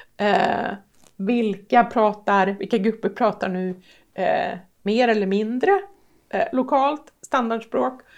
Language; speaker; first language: Swedish; native; Swedish